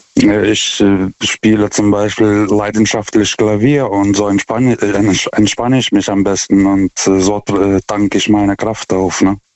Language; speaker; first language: German; non-native, fluent; Russian